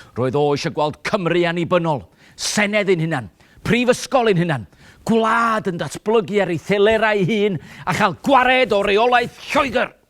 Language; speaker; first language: Welsh; native; Welsh